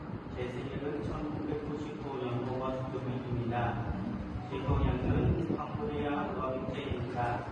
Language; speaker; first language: Korean; non-native, learner; Khmer